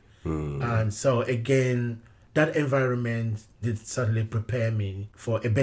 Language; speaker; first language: English; non-native, local second language; Yoruba